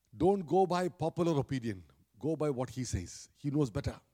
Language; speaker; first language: English; non-native, local second language; Malayalam